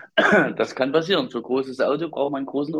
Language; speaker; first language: German; native; German